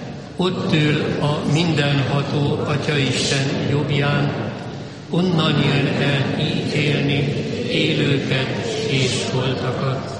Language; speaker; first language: Hungarian; native; Hungarian